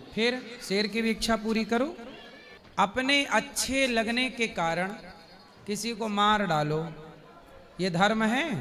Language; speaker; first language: Hindi; native; Hindi